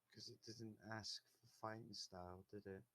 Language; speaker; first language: English; native; English